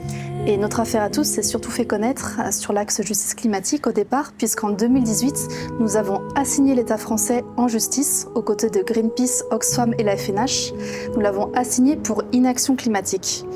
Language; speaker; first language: French; native; French